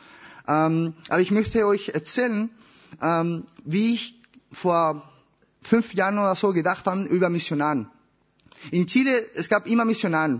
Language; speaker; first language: German; non-native, learner; Spanish